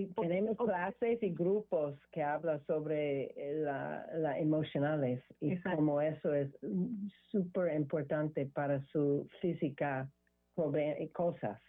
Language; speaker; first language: Spanish; non-native, learner; English